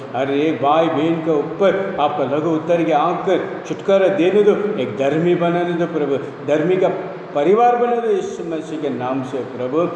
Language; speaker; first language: Hindi; non-native, local second language; Tamil